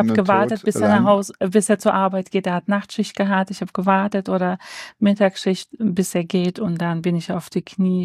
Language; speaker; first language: German; early bilingual, other home language; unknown